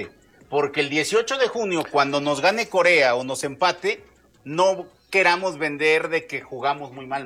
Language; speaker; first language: Spanish; native; Spanish